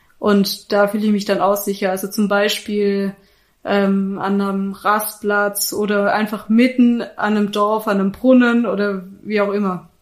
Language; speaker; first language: German; native; German